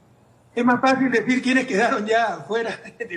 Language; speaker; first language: Spanish; native; Spanish